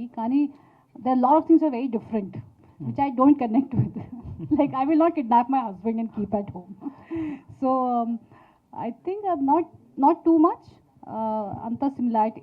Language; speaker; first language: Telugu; non-native, local second language; Hindi